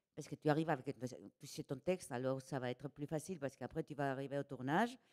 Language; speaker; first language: French; non-native, fluent; Spanish